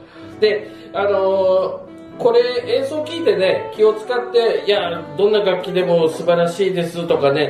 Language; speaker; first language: Japanese; native; Japanese